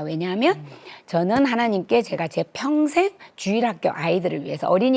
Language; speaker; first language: Korean; native; Korean